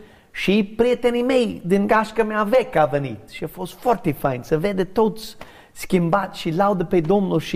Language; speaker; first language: Romanian; non-native, learner; English